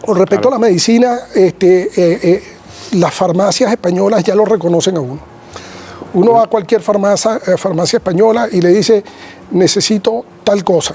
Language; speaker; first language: Spanish; native; Spanish